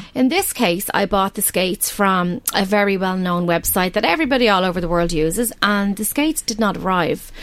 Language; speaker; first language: English; native; English